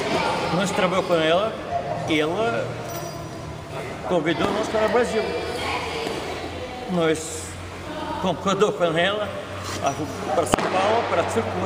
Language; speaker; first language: Portuguese; non-native, learner; Russian